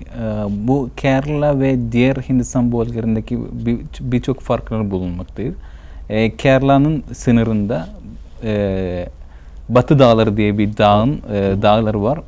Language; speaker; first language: Turkish; non-native, fluent; Malayalam